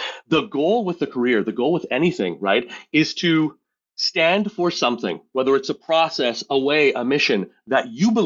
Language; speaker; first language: English; native; English